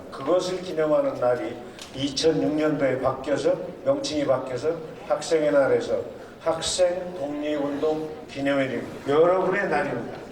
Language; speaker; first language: Korean; native; Korean